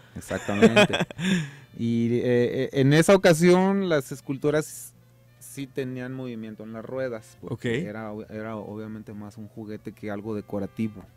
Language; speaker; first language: Spanish; native; Spanish